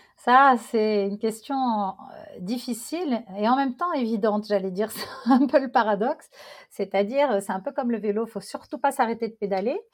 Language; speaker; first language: French; non-native, local second language; Arabic